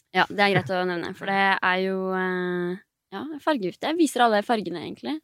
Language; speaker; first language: Norwegian; native; Norwegian